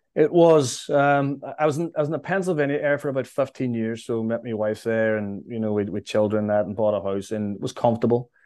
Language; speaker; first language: English; native; English